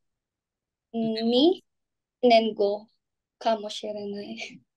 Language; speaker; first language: Japanese; non-native, learner; Filipino